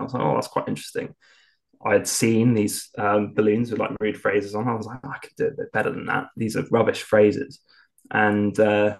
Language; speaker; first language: English; native; English